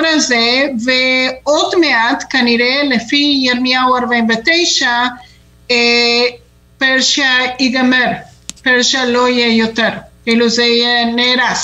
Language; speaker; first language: Hebrew; non-native, fluent; Spanish